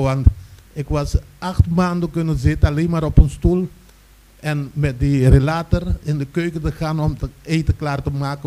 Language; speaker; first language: Dutch; non-native, local second language; Papiamento